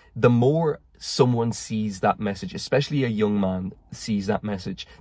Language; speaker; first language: English; native; English